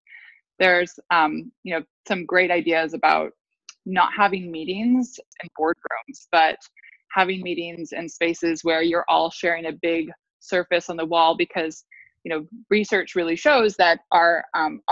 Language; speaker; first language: English; native; English